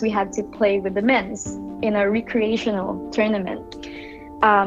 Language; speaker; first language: English; non-native, local second language; Filipino